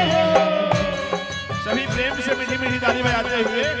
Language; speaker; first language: Hindi; native; Hindi